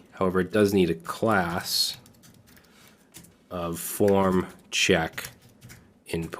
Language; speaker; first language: English; native; English